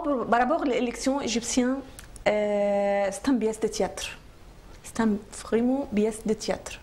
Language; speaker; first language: French; non-native, learner; Arabic